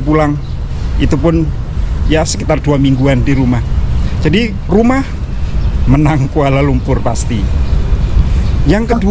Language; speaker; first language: Indonesian; native; Indonesian